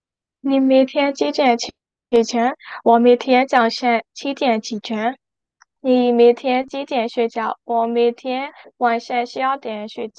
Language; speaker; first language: Chinese; non-native, learner; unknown